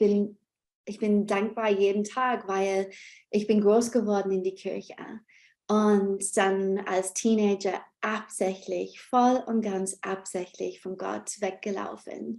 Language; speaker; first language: German; non-native, fluent; English